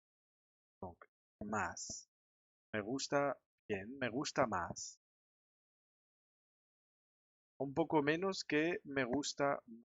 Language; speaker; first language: Spanish; non-native, fluent; French